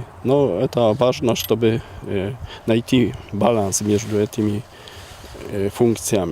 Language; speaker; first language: Russian; non-native, learner; Serbian